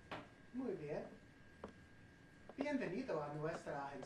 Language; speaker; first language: Spanish; non-native, learner; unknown